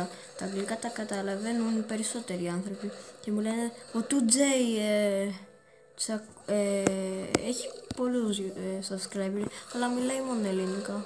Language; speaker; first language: Greek; early bilingual, heritage; Greek